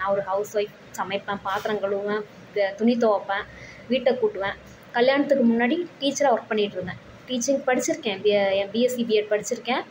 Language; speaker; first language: Tamil; native; Tamil